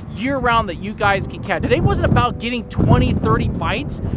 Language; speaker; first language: English; native; English